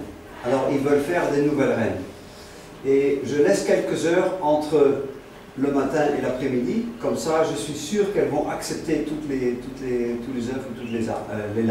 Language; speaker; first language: French; non-native, fluent; Dutch